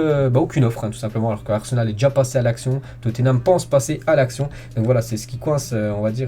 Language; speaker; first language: French; native; French